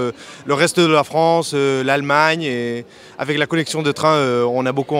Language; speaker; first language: French; non-native, learner; Spanish